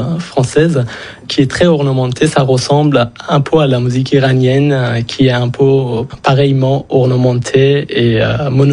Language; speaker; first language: French; non-native, fluent; Persian